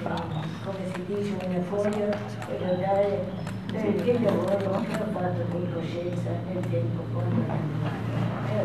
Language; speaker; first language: Italian; non-native, learner; Albanian